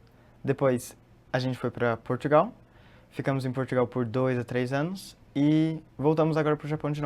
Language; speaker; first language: Portuguese; early bilingual, heritage; Portuguese